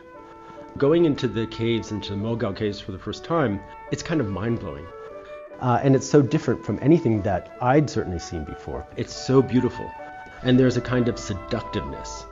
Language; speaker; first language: English; native; English